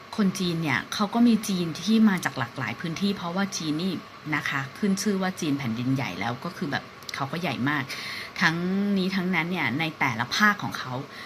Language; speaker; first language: Thai; native; Thai